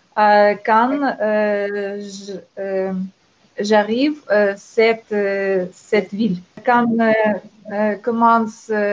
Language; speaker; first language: French; non-native, learner; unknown